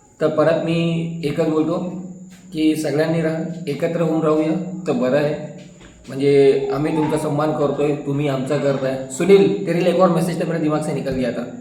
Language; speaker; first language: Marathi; non-native, local second language; Hindi